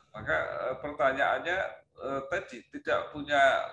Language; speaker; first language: Indonesian; native; Indonesian